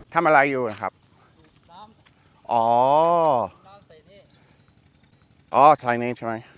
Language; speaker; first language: Thai; non-native, learner; English